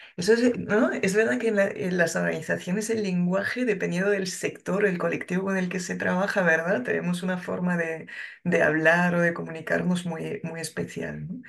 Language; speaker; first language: Spanish; non-native, fluent; French